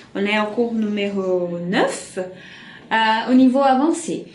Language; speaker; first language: French; non-native, fluent; Portuguese